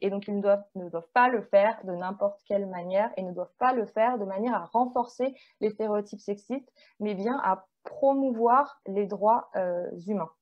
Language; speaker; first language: French; native; French